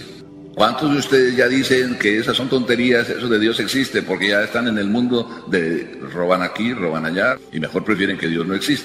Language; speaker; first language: Spanish; native; Spanish